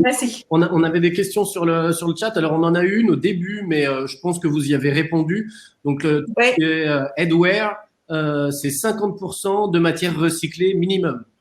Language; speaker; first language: French; native; French